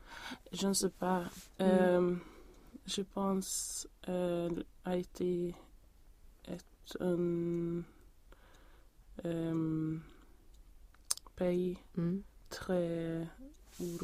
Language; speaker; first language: French; non-native, learner; Swedish